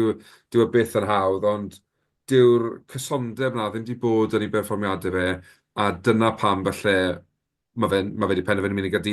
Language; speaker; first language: Welsh; native; Welsh